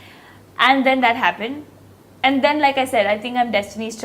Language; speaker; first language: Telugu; non-native, local second language; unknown